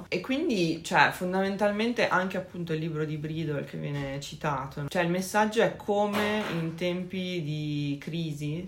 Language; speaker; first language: Italian; native; Italian